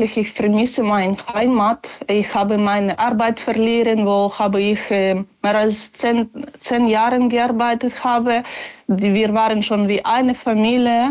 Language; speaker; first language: German; non-native, learner; Ukrainian